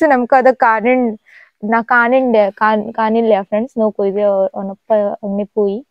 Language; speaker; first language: Malayalam; non-native, learner; Hindi